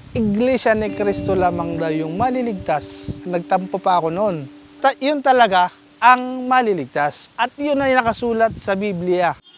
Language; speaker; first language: Filipino; native; Filipino